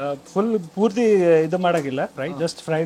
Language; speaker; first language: Kannada; non-native, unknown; Nepali